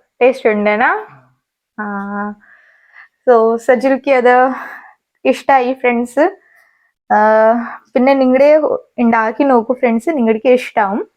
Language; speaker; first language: Malayalam; non-native, learner; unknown